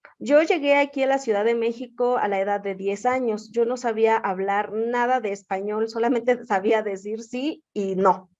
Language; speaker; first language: Spanish; non-native, local second language; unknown